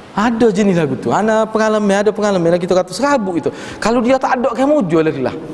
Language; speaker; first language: Malay; native; Malay